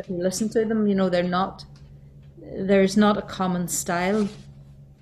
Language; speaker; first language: English; native; English